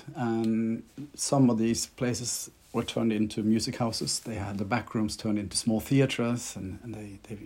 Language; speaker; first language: English; non-native, fluent; Norwegian